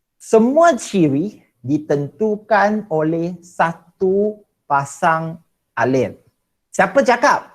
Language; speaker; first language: Malay; non-native, local second language; Chinese